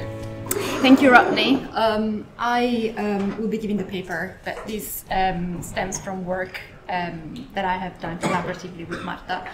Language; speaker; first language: English; non-native, fluent; Italian